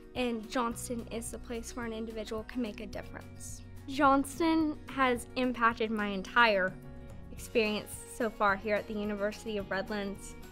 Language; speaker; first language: English; native; English